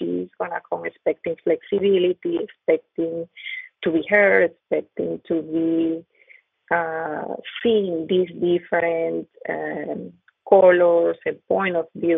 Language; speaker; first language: English; non-native, fluent; Spanish